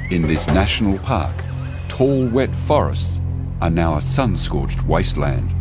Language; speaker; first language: English; native; English